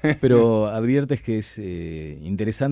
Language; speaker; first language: Spanish; native; Spanish